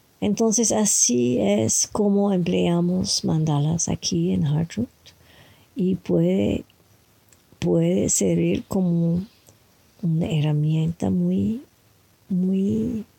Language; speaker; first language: Spanish; non-native, fluent; French